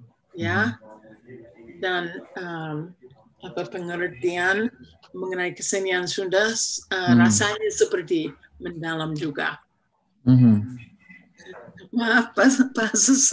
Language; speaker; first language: Indonesian; non-native, fluent; English